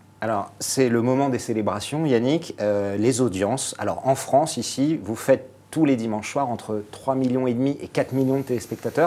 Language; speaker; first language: French; native; French